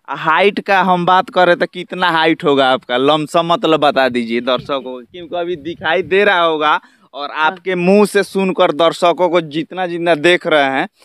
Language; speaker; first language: Hindi; native; Hindi